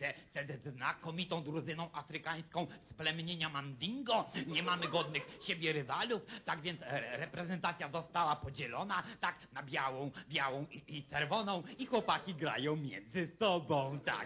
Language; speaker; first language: Polish; native; Polish